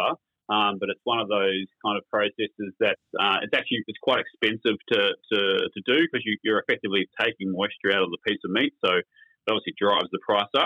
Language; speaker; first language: English; native; English